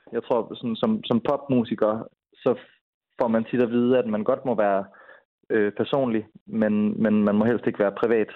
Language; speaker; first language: Danish; native; Danish